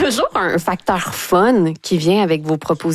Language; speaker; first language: French; native; French